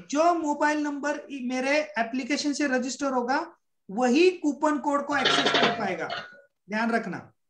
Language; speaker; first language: Hindi; non-native, local second language; Marathi